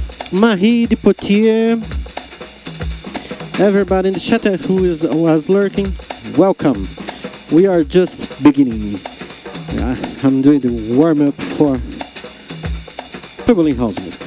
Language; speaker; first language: English; non-native, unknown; Portuguese